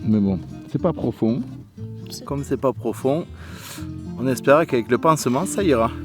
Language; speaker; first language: French; native; French